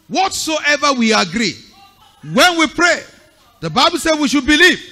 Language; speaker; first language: English; non-native, local second language; Yoruba